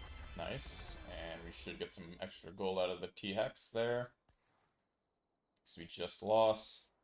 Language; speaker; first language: English; native; English